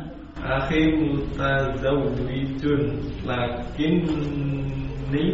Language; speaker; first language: Arabic; non-native, learner; Indonesian